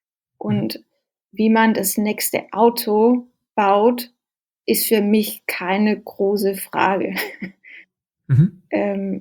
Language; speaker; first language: German; non-native, fluent; Danish